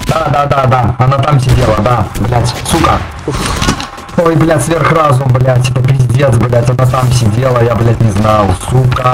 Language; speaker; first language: Russian; native; Russian